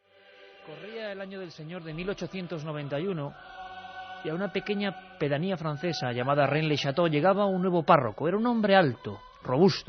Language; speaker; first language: Spanish; native; Spanish